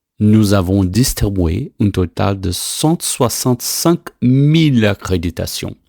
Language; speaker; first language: French; non-native, fluent; Portuguese